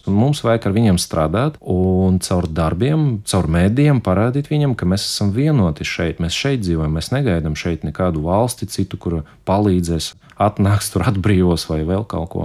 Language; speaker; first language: Latvian; non-native, local second language; Russian